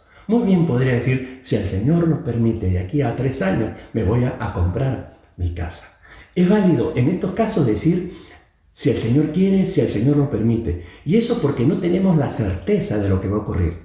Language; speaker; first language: Spanish; native; Spanish